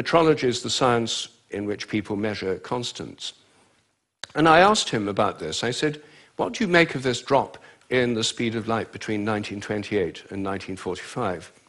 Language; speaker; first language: English; native; English